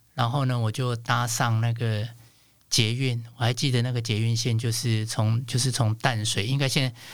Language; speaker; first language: Chinese; non-native, local second language; Hakka Chinese